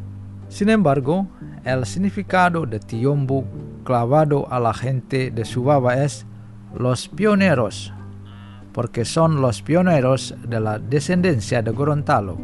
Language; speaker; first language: Spanish; non-native, fluent; Indonesian